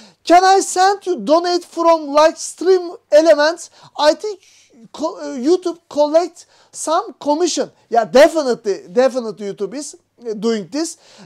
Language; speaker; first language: English; non-native, learner; Turkish